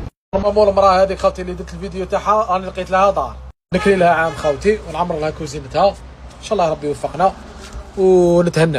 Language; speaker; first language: Arabic; native; Arabic